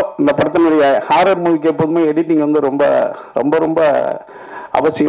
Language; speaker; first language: Tamil; native; Tamil